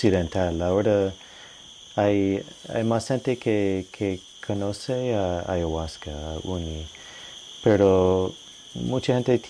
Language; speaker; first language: Spanish; non-native, fluent; English